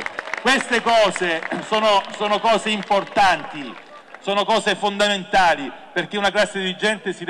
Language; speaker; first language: Italian; native; Italian